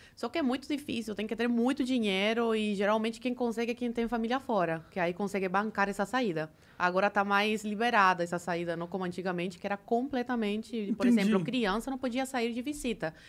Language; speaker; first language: Portuguese; early bilingual, other home language; Spanish